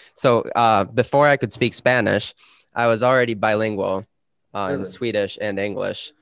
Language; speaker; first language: English; non-native, fluent; Swedish